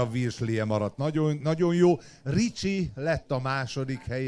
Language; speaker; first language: Hungarian; native; Hungarian